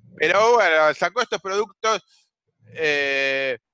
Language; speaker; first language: Spanish; native; Spanish